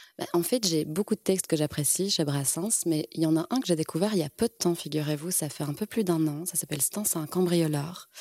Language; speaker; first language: French; native; French